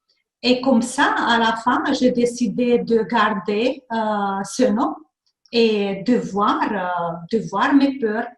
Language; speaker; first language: French; non-native, fluent; Hungarian